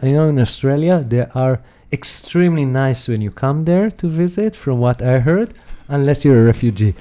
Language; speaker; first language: English; non-native, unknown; Hebrew